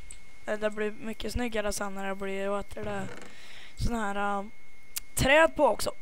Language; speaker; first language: Swedish; native; Swedish